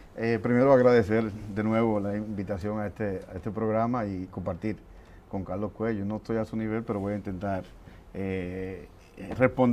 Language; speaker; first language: Spanish; native; Spanish